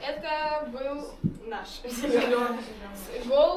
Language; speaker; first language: Russian; native; Russian